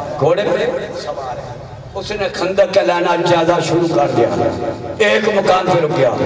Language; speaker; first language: Urdu; non-native, local second language; Punjabi